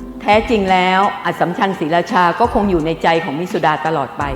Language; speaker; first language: Thai; native; Thai